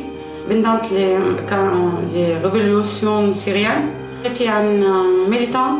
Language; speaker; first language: French; non-native, learner; Arabic